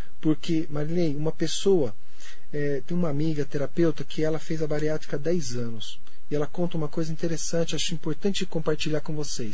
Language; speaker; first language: Portuguese; native; Portuguese